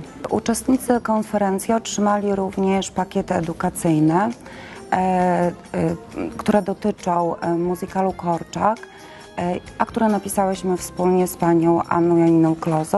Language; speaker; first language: Polish; native; Polish